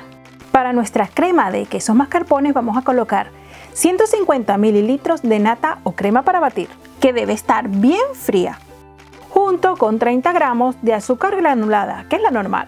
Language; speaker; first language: Spanish; native; Spanish